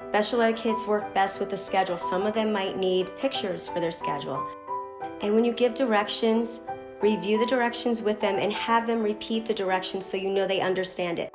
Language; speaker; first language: English; native; English